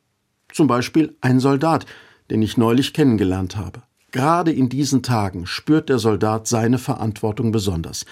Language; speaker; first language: German; native; German